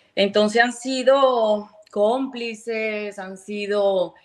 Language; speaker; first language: Spanish; native; Spanish